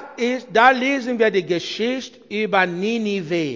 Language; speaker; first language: German; non-native, learner; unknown